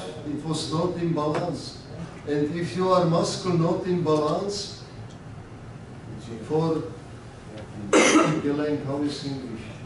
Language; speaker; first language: English; non-native, learner; Czech